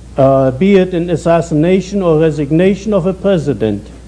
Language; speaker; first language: English; non-native, fluent; German